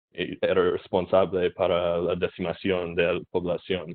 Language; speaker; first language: Spanish; non-native, learner; English